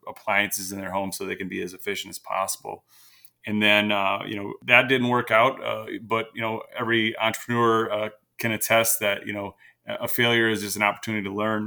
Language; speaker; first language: English; native; English